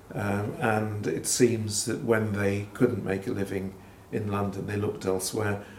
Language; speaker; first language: English; native; English